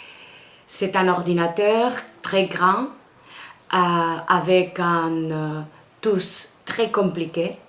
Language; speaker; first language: French; non-native, learner; Spanish